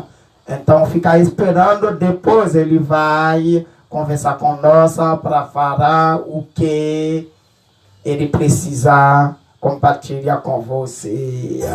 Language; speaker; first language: Portuguese; non-native, learner; Haitian Creole